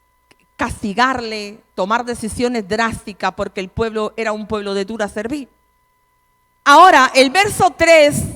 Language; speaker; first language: Spanish; native; Spanish